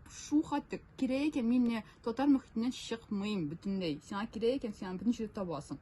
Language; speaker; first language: Tatar; non-native, local second language; Russian